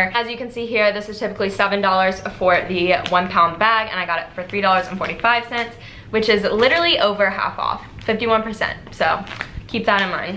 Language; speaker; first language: English; native; English